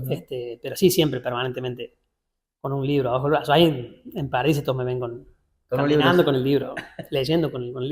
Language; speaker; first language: Spanish; native; Spanish